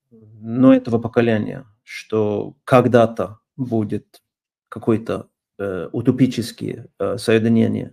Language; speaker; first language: Russian; non-native, fluent; Norwegian